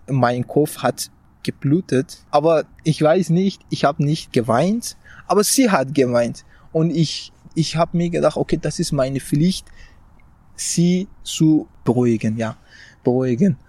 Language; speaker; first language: German; non-native, fluent; Persian